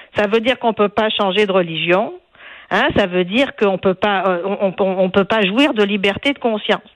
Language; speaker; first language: French; non-native, local second language; Arabic